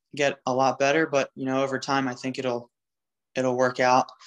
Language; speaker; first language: English; native; English